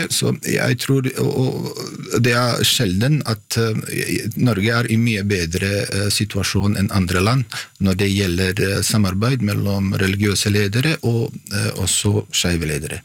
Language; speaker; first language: Norwegian; non-native, fluent; Bosnian